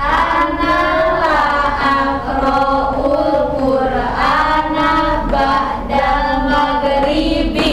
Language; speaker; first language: Arabic; non-native, learner; Indonesian